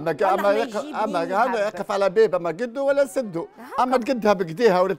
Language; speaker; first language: Arabic; native; Arabic